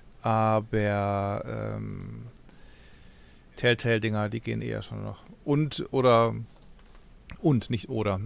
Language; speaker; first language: German; native; German